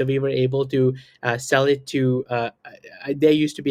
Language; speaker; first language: English; non-native, local second language; Hindi